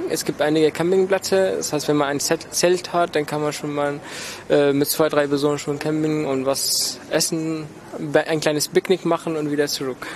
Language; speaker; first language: German; non-native, learner; Arabic